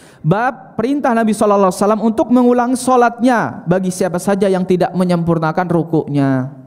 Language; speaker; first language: Indonesian; native; Indonesian